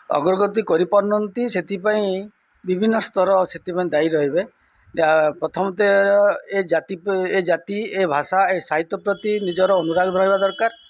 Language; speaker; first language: Odia; non-native, local second language; Santali